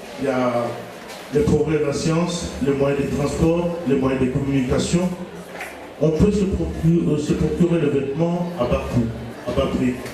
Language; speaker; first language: French; non-native, local second language; Lingala